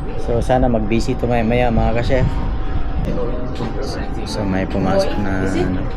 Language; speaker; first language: Filipino; non-native, local second language; Hiligaynon